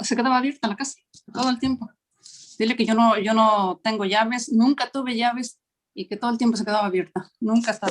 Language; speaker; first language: Spanish; native; Spanish